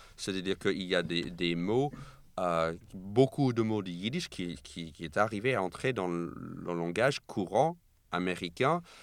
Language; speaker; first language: French; non-native, fluent; English